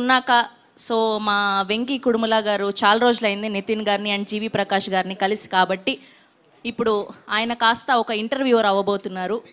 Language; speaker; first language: Telugu; native; Telugu